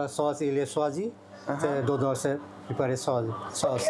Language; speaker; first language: French; non-native, learner; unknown